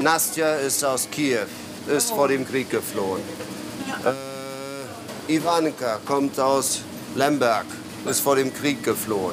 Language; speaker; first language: German; non-native, fluent; Polish